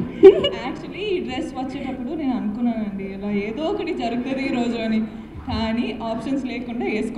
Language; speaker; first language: Telugu; non-native, fluent; Kannada